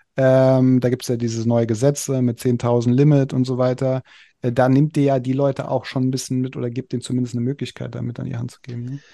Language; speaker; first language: German; native; German